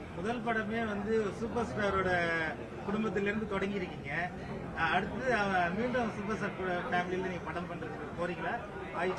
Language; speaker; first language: Tamil; native; Tamil